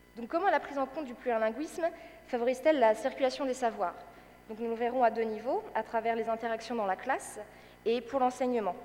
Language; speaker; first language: French; native; French